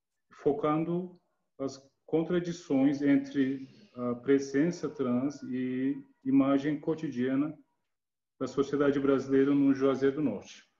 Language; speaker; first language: Portuguese; non-native, learner; Turkish